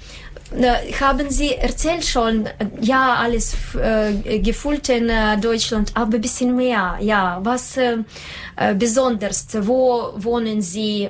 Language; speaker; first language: German; non-native, learner; Russian